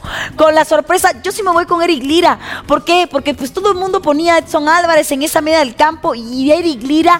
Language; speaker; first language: Spanish; native; Spanish